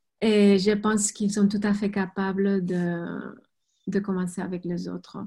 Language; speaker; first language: French; non-native, fluent; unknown